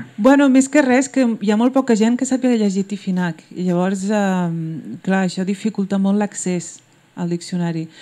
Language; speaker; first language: Catalan; early bilingual, other home language; Berber languages